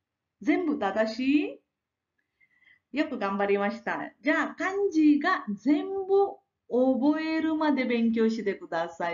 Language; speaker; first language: Japanese; non-native, fluent; Marathi